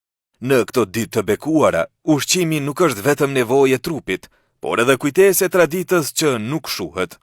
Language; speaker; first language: Albanian; native; Albanian